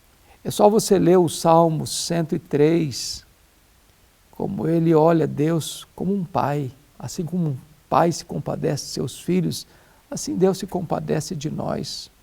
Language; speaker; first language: Portuguese; native; Portuguese